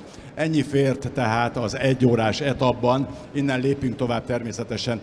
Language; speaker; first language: Hungarian; native; Hungarian